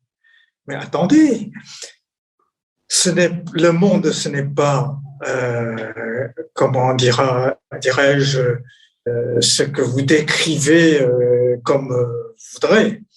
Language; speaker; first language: French; non-native, fluent; Chinese